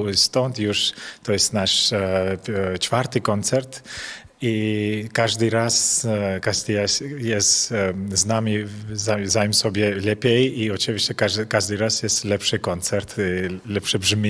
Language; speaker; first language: Polish; non-native, learner; Georgian